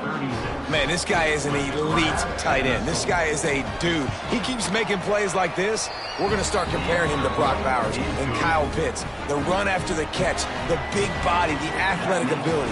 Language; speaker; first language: English; native; English